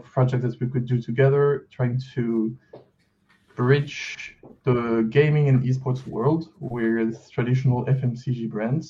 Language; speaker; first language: English; non-native, fluent; French